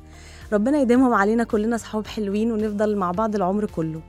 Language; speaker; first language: Arabic; native; Arabic